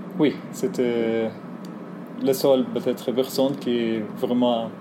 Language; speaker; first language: French; non-native, learner; Arabic